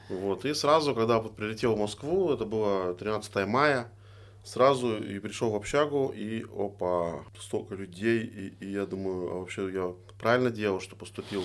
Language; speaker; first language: Russian; native; Russian